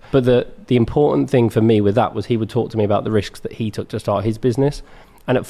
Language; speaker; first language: English; native; English